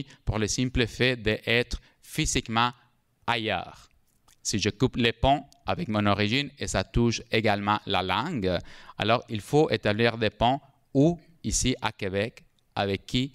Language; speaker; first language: French; non-native, fluent; Spanish